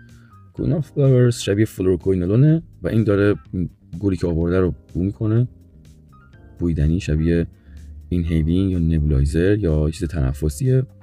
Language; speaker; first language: Persian; native; Persian